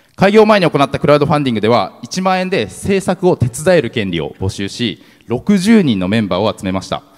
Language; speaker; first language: Japanese; native; Japanese